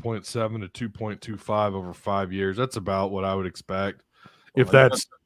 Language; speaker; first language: English; native; English